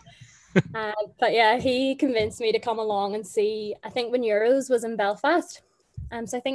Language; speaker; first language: English; native; English